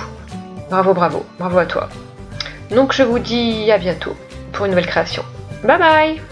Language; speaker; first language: French; native; French